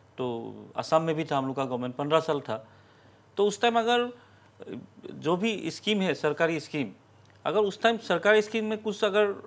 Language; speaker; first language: Hindi; non-native, local second language; Assamese